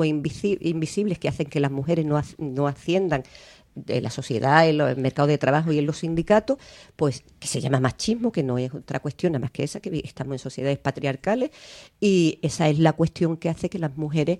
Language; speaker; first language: Spanish; native; Spanish